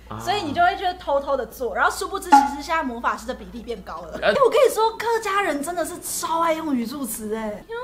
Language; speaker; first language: Chinese; native; Chinese